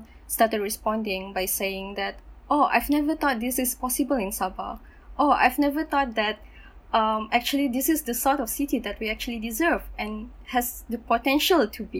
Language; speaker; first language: English; non-native, local second language; Malay